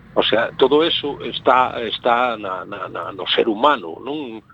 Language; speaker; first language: Galician; native; Galician